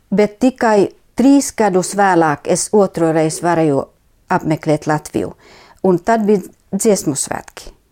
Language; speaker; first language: Latvian; non-native, fluent; Finnish